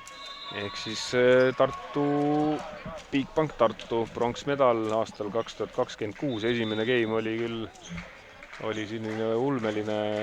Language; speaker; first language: Estonian; native; Estonian